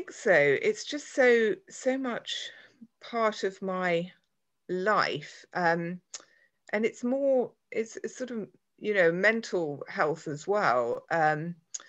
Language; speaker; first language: English; native; English